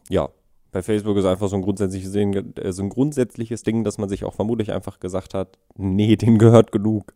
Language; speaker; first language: German; native; German